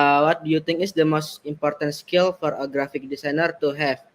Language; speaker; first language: English; non-native, learner; Indonesian